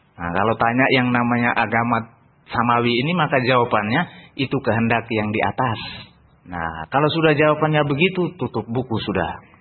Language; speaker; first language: Indonesian; non-native, local second language; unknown